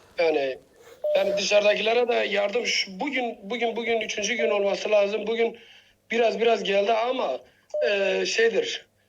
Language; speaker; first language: Turkish; native; Turkish